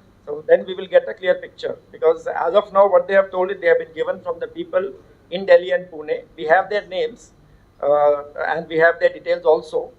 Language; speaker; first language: English; non-native, local second language; Hindi